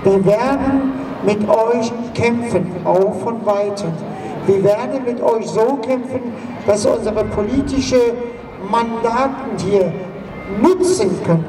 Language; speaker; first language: German; non-native, fluent; Persian